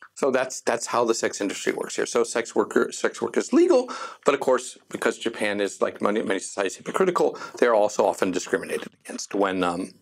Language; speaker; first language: English; native; English